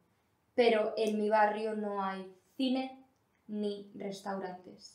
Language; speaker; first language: Spanish; non-native, learner; English